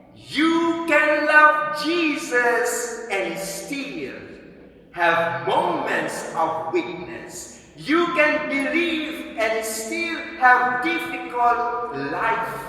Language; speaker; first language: English; non-native, local second language; Filipino